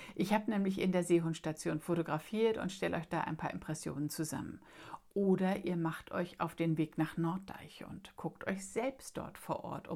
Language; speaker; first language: German; native; German